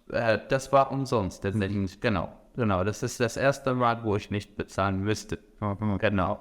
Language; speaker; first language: German; non-native, fluent; Arabic